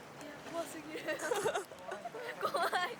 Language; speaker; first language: Japanese; native; Japanese